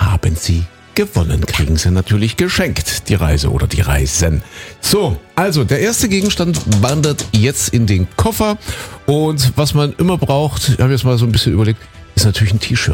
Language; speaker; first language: German; native; German